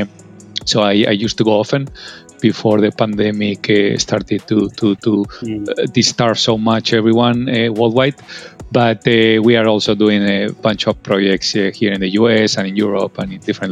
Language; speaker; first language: English; non-native, fluent; Spanish